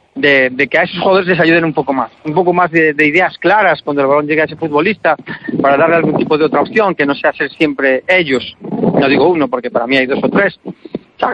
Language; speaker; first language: Spanish; native; Spanish